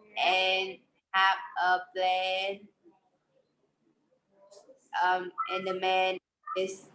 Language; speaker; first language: English; non-native, learner; Vietnamese